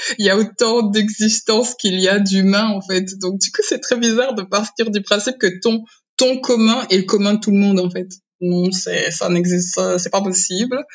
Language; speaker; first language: French; early bilingual, other home language; Kinyarwanda